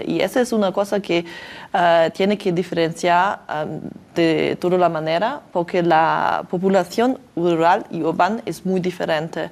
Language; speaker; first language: Spanish; non-native, learner; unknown